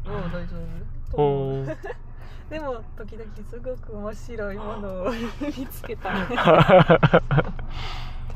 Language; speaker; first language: Japanese; non-native, learner; French